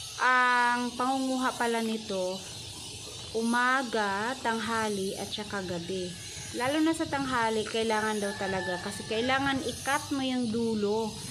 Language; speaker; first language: Filipino; non-native, local second language; Cebuano